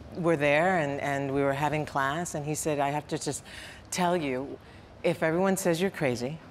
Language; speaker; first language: English; native; English